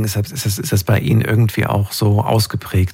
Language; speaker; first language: German; native; German